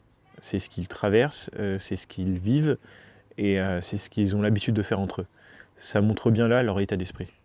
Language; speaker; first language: French; native; French